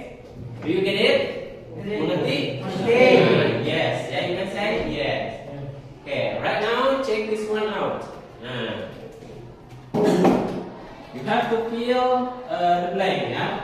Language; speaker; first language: English; non-native, learner; Indonesian